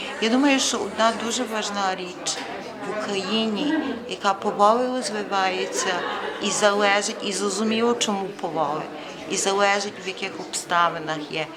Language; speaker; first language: Ukrainian; early bilingual, heritage; Ukrainian